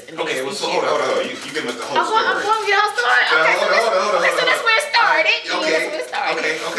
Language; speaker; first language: English; native; English